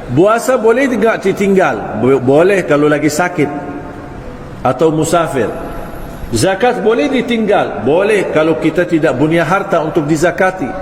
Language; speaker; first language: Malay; non-native, fluent; Arabic